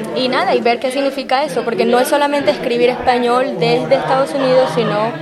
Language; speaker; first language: Spanish; native; Spanish